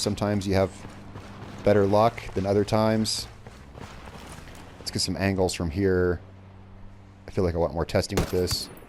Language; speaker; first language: English; native; English